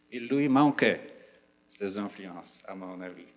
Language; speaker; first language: French; non-native, fluent; Polish